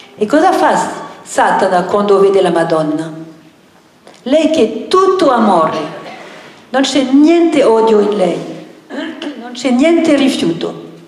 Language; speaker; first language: Italian; non-native, fluent; French